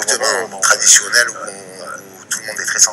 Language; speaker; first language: French; native; French